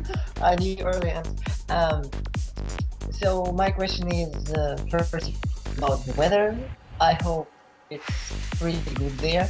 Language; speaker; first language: English; non-native, fluent; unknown